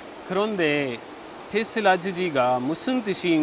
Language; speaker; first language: Korean; non-native, learner; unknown